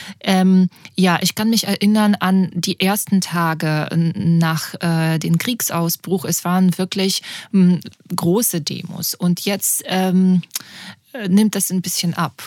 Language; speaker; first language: German; non-native, fluent; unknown